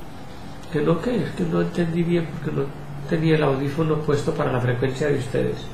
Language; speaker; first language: Spanish; native; Spanish